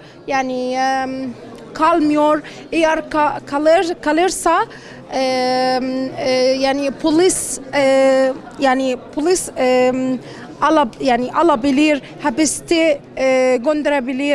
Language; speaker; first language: Turkish; non-native, learner; Arabic